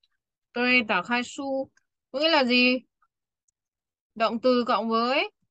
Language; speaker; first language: Chinese; non-native, fluent; Vietnamese